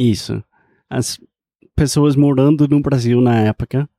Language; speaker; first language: Portuguese; non-native, fluent; English